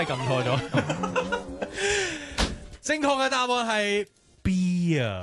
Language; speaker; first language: Cantonese; native; Cantonese